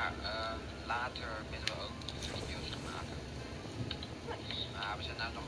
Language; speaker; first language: Dutch; native; Dutch